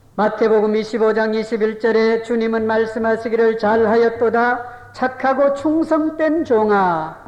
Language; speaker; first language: Korean; native; Korean